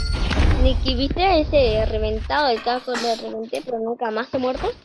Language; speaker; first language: Spanish; native; Spanish